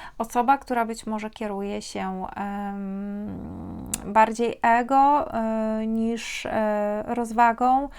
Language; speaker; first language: Polish; native; Polish